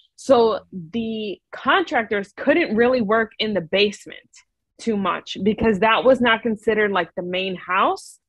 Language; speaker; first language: English; native; English